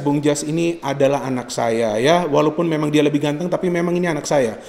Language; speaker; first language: Indonesian; native; Indonesian